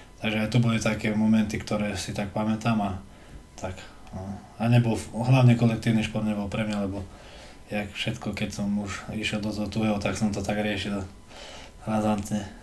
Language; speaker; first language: Slovak; early bilingual, heritage; Slovak